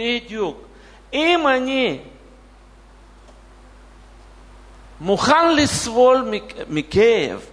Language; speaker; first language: Hebrew; non-native, fluent; Russian